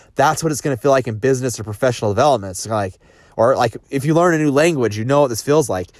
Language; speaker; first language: English; native; English